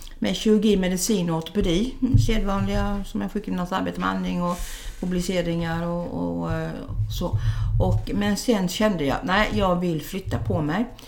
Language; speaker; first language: Swedish; native; Swedish